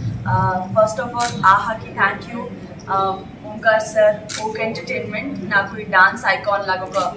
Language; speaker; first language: Telugu; non-native, fluent; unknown